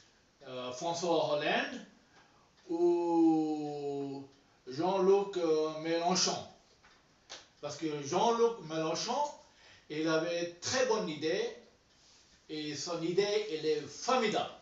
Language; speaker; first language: French; non-native, learner; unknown